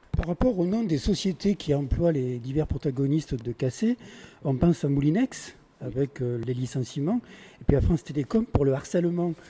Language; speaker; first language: French; native; French